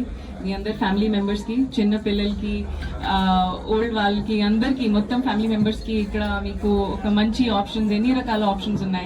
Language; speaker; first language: Telugu; non-native, learner; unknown